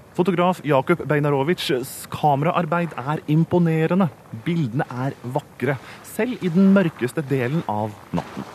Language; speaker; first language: Norwegian; native; Norwegian